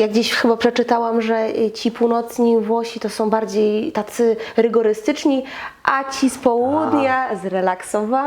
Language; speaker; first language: Polish; native; Polish